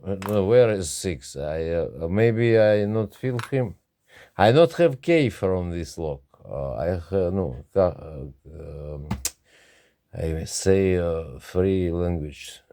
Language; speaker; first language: English; non-native, learner; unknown